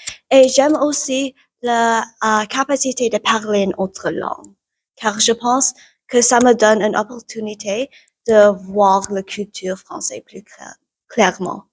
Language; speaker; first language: French; non-native, learner; English